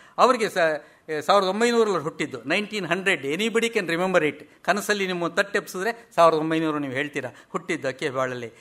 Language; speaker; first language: Kannada; native; Kannada